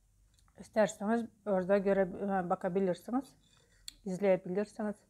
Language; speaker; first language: Turkish; non-native, learner; Russian